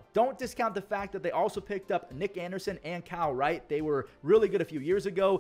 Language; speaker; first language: English; native; English